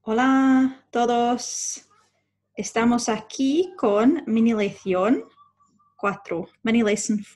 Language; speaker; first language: Spanish; non-native, fluent; English